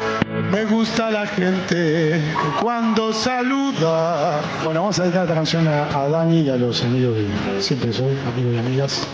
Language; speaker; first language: Spanish; native; Spanish